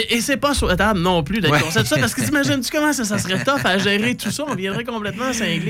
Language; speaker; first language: French; native; French